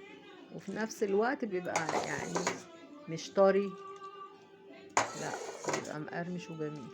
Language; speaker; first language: Arabic; native; Arabic